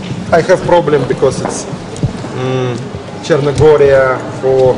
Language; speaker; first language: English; non-native, learner; Russian